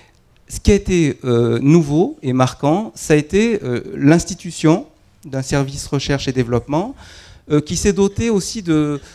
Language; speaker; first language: French; native; French